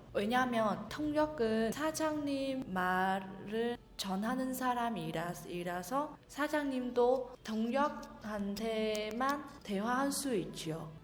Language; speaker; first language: Korean; non-native, learner; Vietnamese